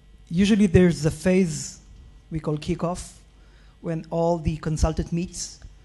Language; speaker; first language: English; non-native, fluent; Hebrew